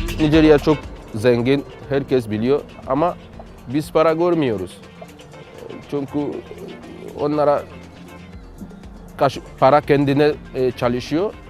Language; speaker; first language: Turkish; non-native, learner; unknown